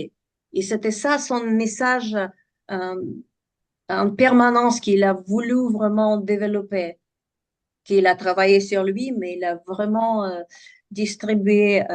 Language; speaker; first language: French; non-native, fluent; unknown